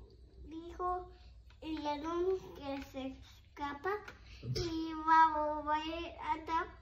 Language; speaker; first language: Spanish; native; Spanish